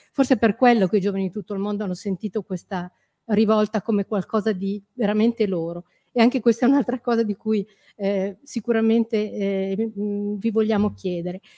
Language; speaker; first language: Italian; native; Italian